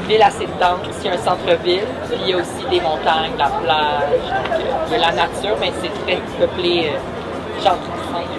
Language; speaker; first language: French; native; French